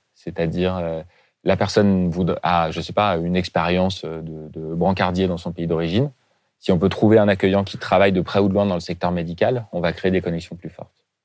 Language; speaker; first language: French; native; French